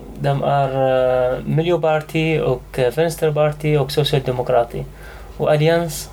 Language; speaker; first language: Swedish; non-native, learner; Arabic